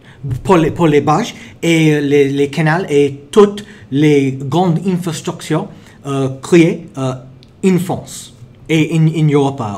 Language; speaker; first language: French; non-native, learner; English